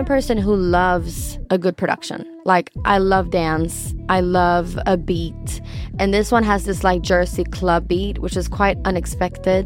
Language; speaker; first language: English; non-native, fluent; Swedish